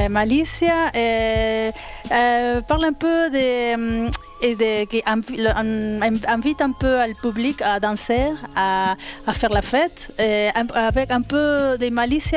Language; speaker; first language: French; non-native, learner; Spanish